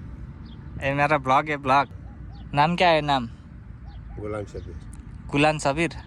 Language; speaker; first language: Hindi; non-native, learner; Nepali